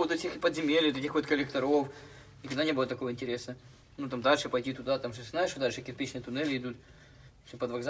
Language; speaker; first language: Russian; native; Russian